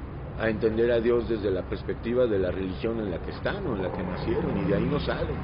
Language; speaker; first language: Spanish; native; Spanish